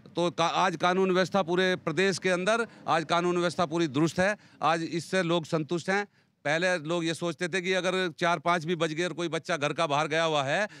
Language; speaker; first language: Hindi; native; Hindi